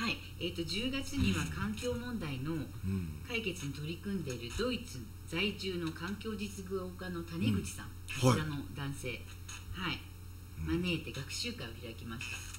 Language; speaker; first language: Japanese; native; Japanese